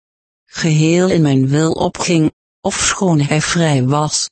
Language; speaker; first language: Dutch; native; Dutch